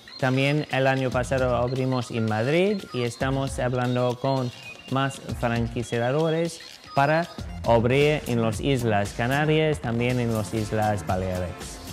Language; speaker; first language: Spanish; non-native, fluent; English